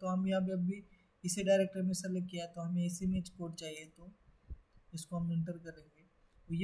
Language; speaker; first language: Hindi; native; Hindi